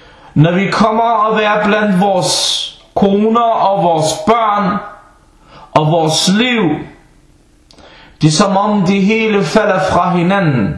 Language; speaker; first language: Danish; non-native, fluent; Arabic